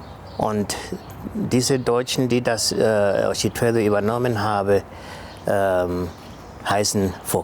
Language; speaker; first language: German; non-native, local second language; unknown